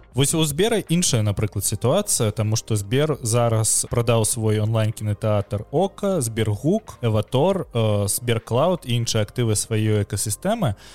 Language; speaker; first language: Belarusian; non-native, local second language; Russian